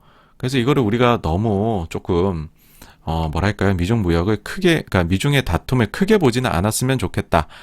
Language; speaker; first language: Korean; native; Korean